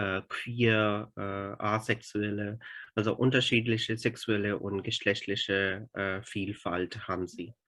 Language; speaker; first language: German; non-native, fluent; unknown